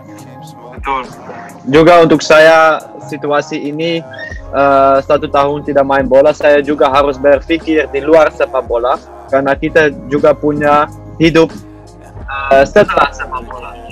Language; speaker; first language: Indonesian; non-native, learner; Dutch